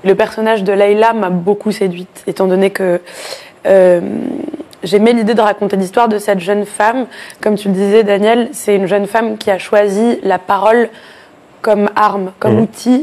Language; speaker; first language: French; native; French